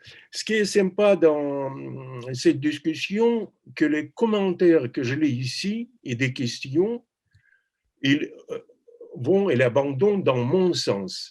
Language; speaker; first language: French; non-native, fluent; Russian